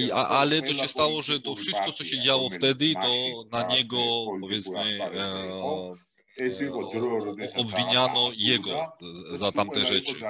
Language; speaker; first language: Polish; non-native, fluent; Georgian